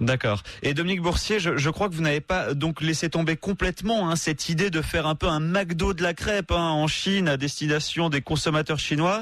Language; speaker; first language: French; native; French